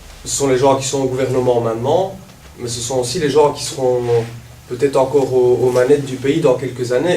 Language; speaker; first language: French; native; French